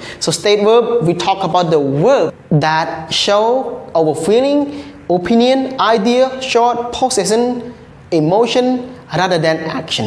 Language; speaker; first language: English; non-native, learner; Khmer